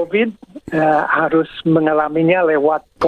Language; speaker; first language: Indonesian; non-native, fluent; English